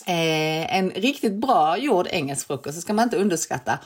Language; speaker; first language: Swedish; early bilingual, other home language; Korean